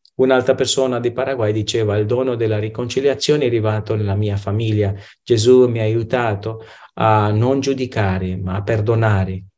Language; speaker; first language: Italian; non-native, fluent; Romanian